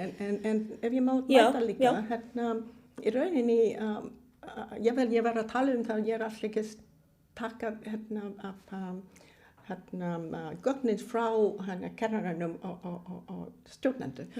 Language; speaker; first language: Icelandic; non-native, fluent; Vietnamese